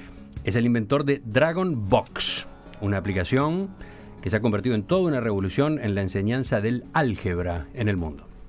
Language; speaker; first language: Spanish; native; Spanish